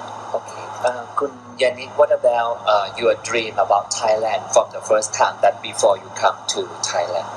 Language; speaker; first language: English; non-native, learner; Thai